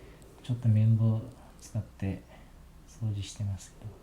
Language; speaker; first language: Japanese; non-native, learner; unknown